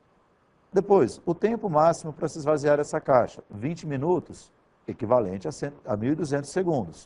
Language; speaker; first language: Portuguese; native; Portuguese